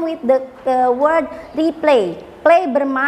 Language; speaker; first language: English; non-native, learner; Indonesian